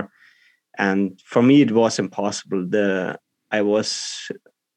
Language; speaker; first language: English; non-native, learner; German